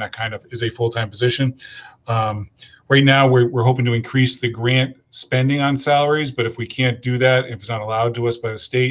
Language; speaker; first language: English; native; English